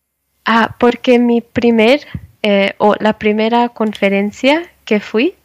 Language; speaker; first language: Spanish; non-native, learner; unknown